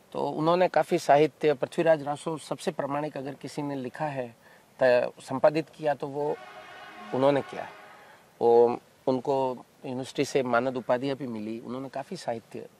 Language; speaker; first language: Hindi; native; Hindi